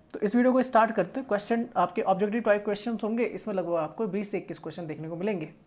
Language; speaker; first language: Hindi; native; Hindi